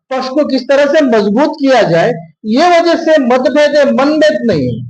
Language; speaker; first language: Hindi; non-native, local second language; Marathi